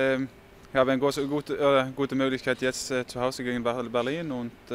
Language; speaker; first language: German; non-native, fluent; Norwegian